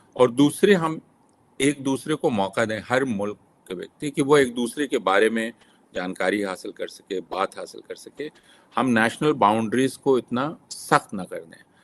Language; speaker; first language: Hindi; native; Hindi